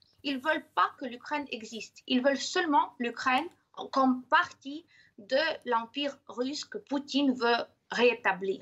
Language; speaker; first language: French; non-native, fluent; Ukrainian